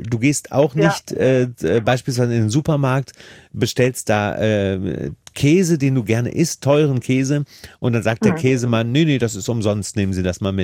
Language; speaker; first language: German; native; German